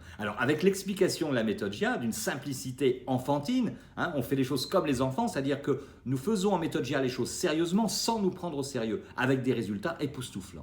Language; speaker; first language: French; native; French